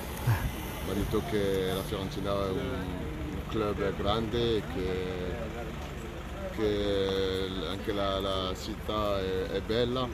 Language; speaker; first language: Italian; non-native, learner; French